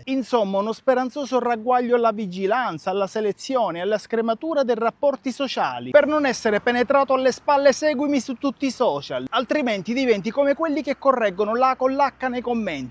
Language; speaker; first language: Italian; native; Italian